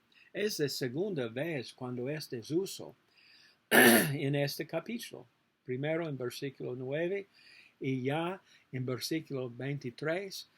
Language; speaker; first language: Spanish; non-native, learner; English